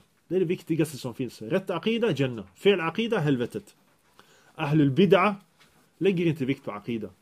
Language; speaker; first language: Swedish; early bilingual, other home language; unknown